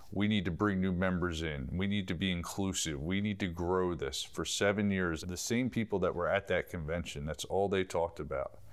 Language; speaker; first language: English; native; English